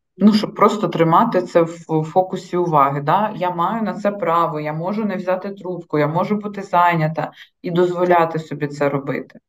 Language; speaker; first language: Ukrainian; native; Ukrainian